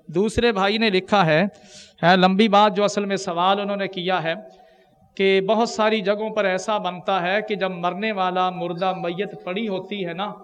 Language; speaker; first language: Urdu; non-native, local second language; Punjabi